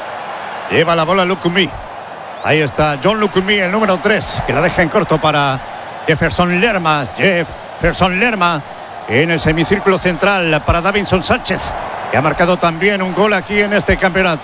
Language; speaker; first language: Spanish; native; Spanish